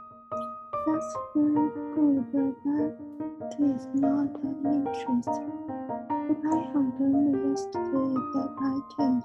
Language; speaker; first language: English; non-native, learner; Chinese